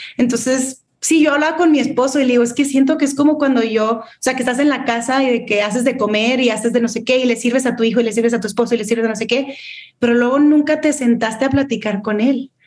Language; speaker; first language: Spanish; native; Spanish